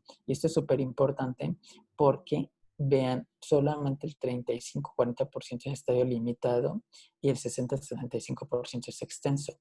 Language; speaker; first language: Spanish; native; Spanish